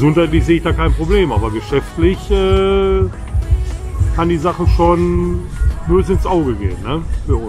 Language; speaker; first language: German; native; German